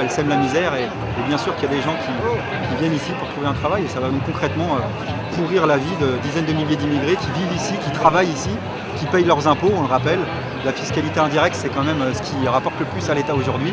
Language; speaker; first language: French; native; French